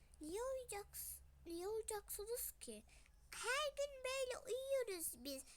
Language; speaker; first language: Turkish; early bilingual, other home language; Arabic